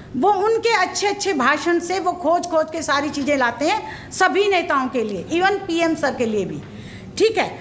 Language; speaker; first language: Hindi; native; Hindi